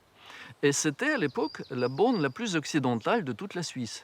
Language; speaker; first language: French; non-native, fluent; Ukrainian